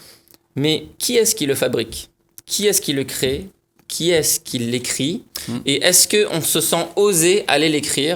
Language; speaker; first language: French; native; French